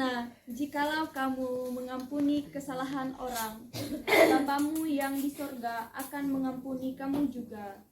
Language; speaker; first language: Indonesian; native; Indonesian